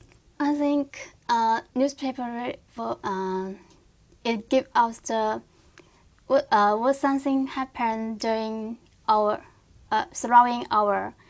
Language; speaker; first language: English; non-native, learner; Korean